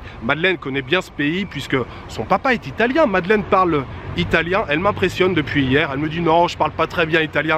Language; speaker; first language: French; native; French